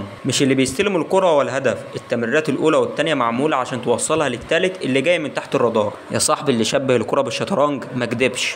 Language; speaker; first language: Arabic; native; Arabic